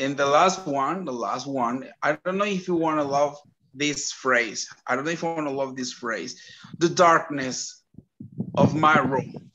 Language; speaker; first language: English; non-native, fluent; Spanish